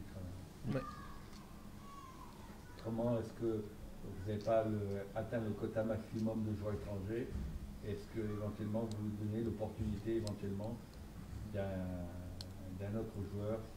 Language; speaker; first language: French; native; French